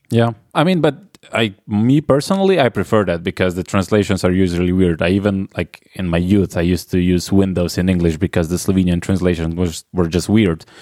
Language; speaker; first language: English; non-native, fluent; Slovenian